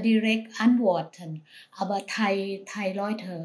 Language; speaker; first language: German; non-native, learner; Thai